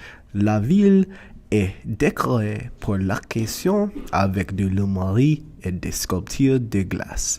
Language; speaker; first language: French; non-native, learner; English